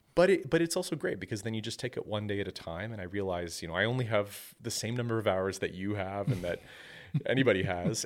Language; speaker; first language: English; native; English